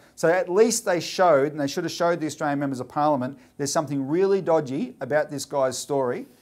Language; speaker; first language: English; native; English